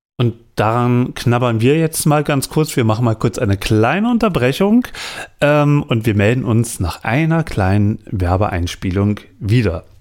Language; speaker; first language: German; native; German